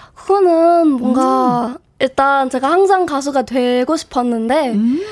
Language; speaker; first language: Korean; non-native, fluent; English